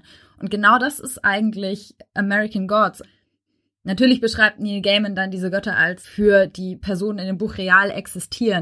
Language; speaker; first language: German; native; German